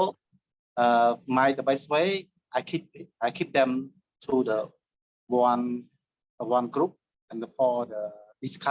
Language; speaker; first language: English; non-native, learner; Khmer